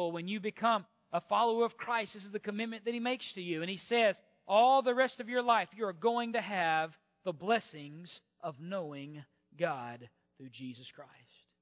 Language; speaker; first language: English; native; English